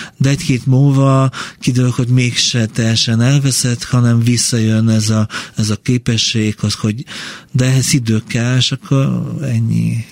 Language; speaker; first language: Hungarian; non-native, fluent; Bulgarian